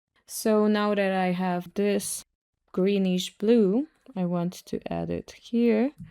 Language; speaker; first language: English; non-native, fluent; Russian